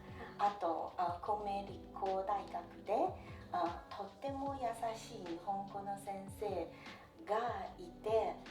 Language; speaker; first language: Japanese; non-native, fluent; Chinese